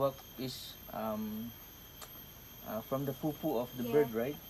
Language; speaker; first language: English; non-native, local second language; Filipino